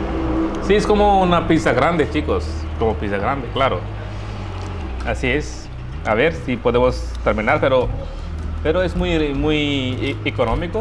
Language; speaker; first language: Spanish; non-native, fluent; Hindi